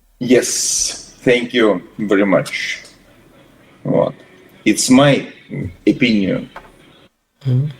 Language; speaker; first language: English; non-native, learner; Russian